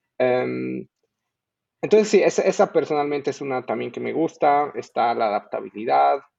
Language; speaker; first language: Spanish; native; Spanish